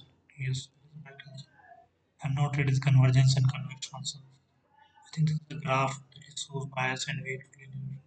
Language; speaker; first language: English; non-native, fluent; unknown